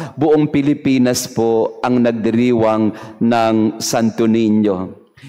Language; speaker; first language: Filipino; non-native, local second language; Bikol